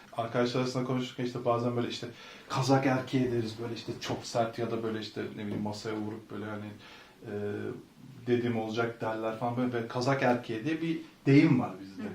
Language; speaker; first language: Turkish; native; Turkish